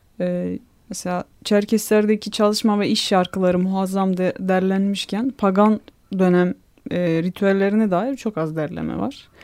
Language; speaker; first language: Turkish; non-native, local second language; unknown